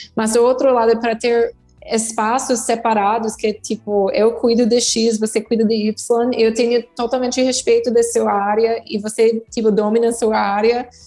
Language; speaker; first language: Portuguese; non-native, fluent; English